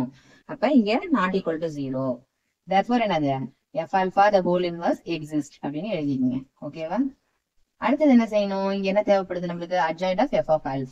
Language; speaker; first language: Tamil; native; Tamil